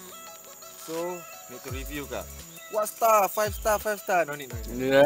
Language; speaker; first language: English; non-native, learner; Malay